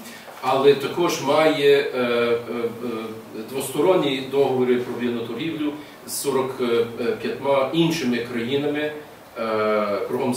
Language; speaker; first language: Ukrainian; early bilingual, heritage; English